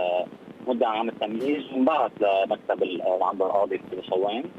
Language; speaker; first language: Arabic; native; Arabic